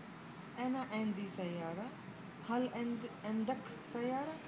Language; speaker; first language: Arabic; non-native, learner; English